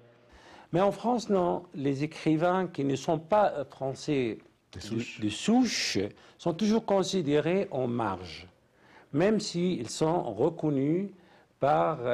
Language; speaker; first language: French; non-native, fluent; Arabic